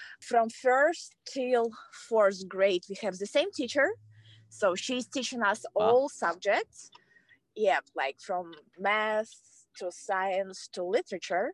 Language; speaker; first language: English; non-native, fluent; Kazakh